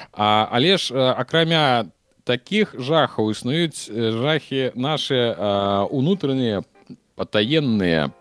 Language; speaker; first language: Belarusian; non-native, local second language; Russian